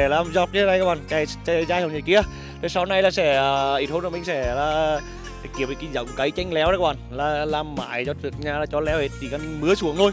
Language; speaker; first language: Vietnamese; native; Vietnamese